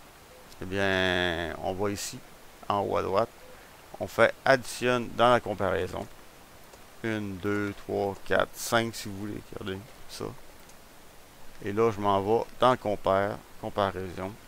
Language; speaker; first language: French; native; French